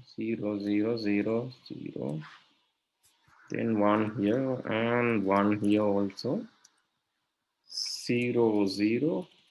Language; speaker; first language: English; non-native, local second language; Sinhala